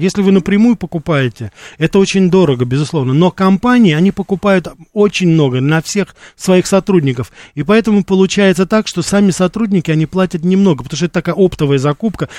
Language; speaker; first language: Russian; native; Russian